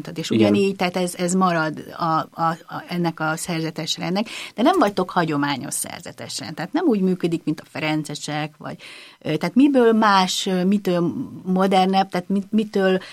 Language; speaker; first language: Hungarian; native; Hungarian